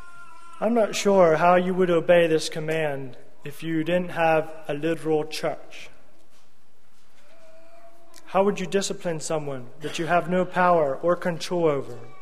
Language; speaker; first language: English; native; English